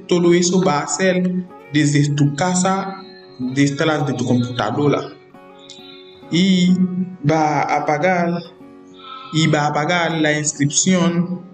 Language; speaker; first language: Spanish; non-native, learner; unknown